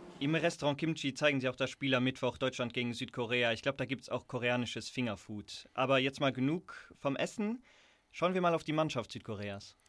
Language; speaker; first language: German; native; German